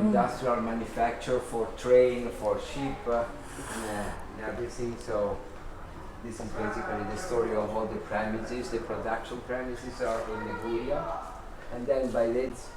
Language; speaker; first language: English; non-native, fluent; Italian